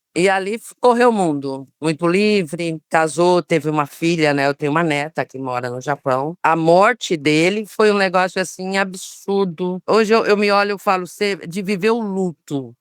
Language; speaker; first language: Portuguese; native; Portuguese